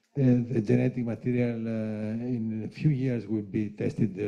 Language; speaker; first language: English; non-native, fluent; Greek